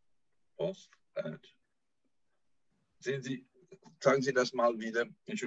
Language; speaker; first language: German; non-native, learner; English